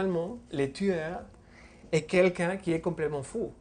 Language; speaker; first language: French; non-native, fluent; Spanish